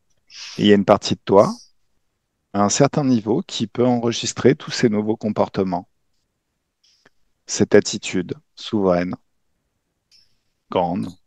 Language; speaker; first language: French; native; French